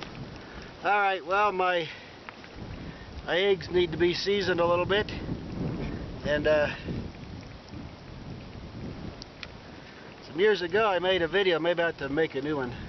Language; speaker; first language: English; native; English